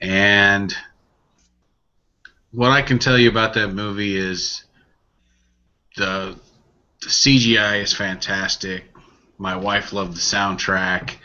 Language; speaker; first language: English; native; English